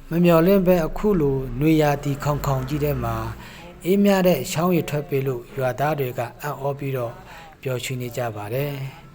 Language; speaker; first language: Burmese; non-native, local second language; Pa'o Karen